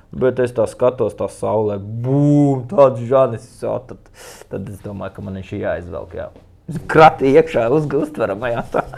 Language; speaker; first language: Latvian; native; Latvian